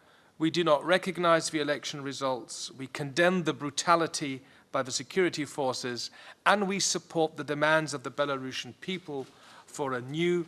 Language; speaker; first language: English; non-native, fluent; German